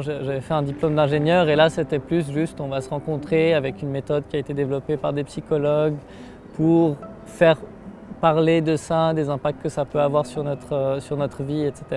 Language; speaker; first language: French; native; French